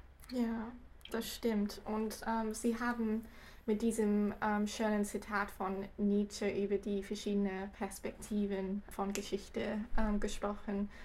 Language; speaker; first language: German; non-native, fluent; English